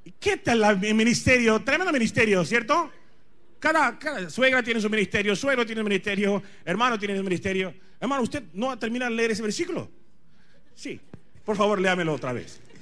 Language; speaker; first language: Spanish; non-native, fluent; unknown